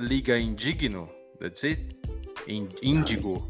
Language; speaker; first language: English; non-native, fluent; Portuguese